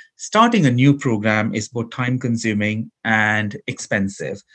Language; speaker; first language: English; non-native, local second language; Malayalam